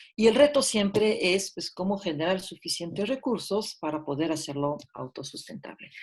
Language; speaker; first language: Spanish; early bilingual, heritage; French